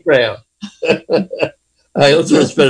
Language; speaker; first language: Spanish; non-native, learner; English